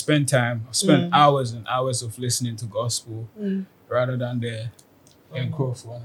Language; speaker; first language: English; non-native, local second language; Akan